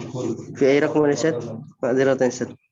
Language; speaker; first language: Arabic; non-native, learner; Indonesian